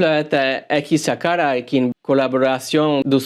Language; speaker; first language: Basque; non-native, learner; English